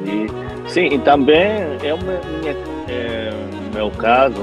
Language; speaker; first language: Portuguese; non-native, fluent; Japanese